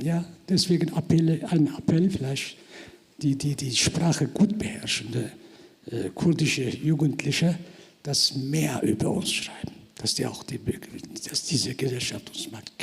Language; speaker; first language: German; non-native, fluent; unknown